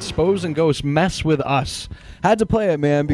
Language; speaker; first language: English; native; English